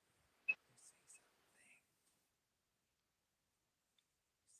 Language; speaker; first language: English; non-native, learner; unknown